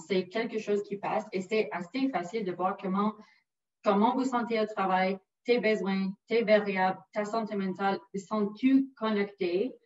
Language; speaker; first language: French; non-native, local second language; English